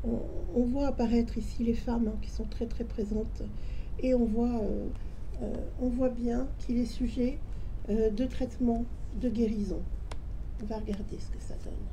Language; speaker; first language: French; native; French